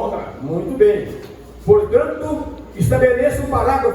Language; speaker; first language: Portuguese; native; Portuguese